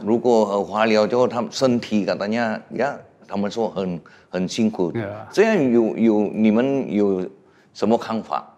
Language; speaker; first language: Chinese; non-native, fluent; Indonesian